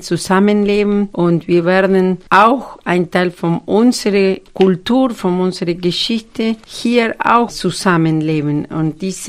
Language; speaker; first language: German; non-native, fluent; Spanish